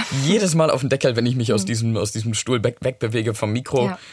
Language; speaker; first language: German; non-native, fluent; English